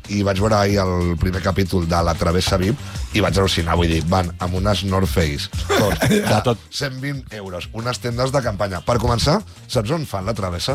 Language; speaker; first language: Catalan; native; Catalan